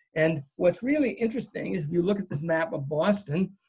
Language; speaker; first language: English; native; English